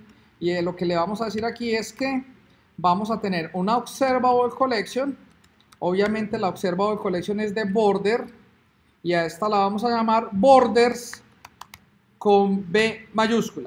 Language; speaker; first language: Spanish; native; Spanish